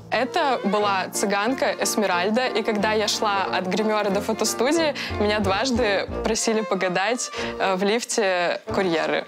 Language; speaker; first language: Russian; native; Russian